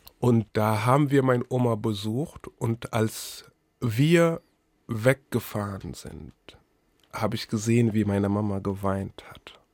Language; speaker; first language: German; non-native, fluent; Wolof